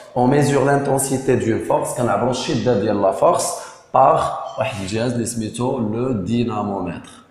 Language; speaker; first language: French; non-native, local second language; Arabic